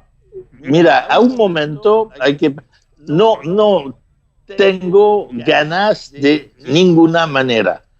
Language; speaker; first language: Spanish; non-native, fluent; French